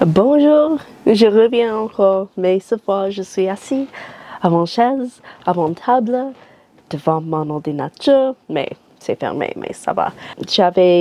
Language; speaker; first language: French; non-native, learner; English